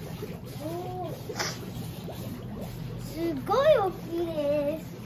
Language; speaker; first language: Japanese; early bilingual, other home language; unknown